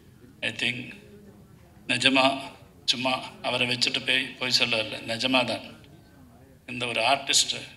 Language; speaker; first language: Tamil; non-native, learner; Malayalam